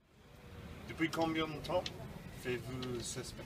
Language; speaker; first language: French; non-native, learner; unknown